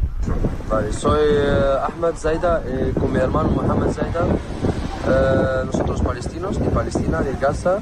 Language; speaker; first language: Spanish; non-native, learner; Arabic